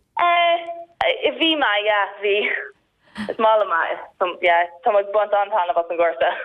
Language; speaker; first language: Irish; non-native, local second language; English